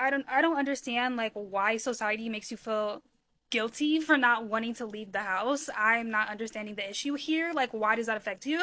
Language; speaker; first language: English; native; English